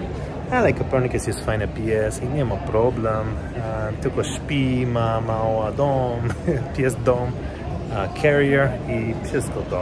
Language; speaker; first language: Polish; non-native, learner; English